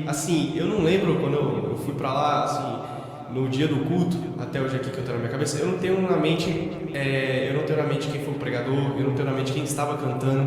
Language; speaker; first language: Portuguese; native; Portuguese